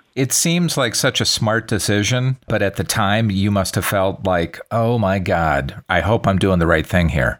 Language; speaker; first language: English; native; English